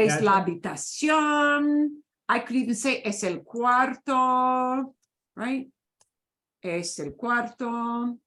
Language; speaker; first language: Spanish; non-native, fluent; English